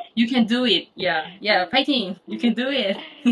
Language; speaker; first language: English; non-native, fluent; Korean